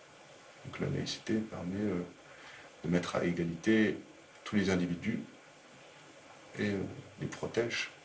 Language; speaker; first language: French; native; French